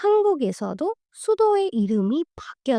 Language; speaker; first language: Korean; non-native, fluent; Hindi